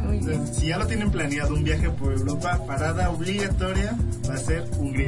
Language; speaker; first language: Spanish; native; Spanish